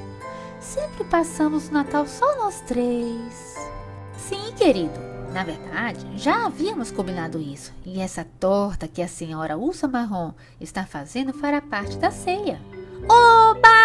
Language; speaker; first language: Portuguese; native; Portuguese